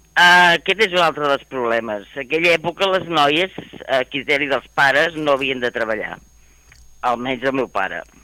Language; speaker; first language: Catalan; native; Catalan